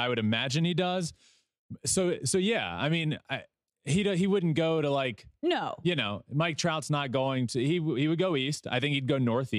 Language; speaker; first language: English; native; English